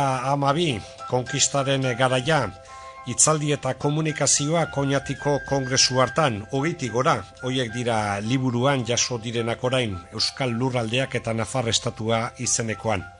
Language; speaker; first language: Basque; native; Basque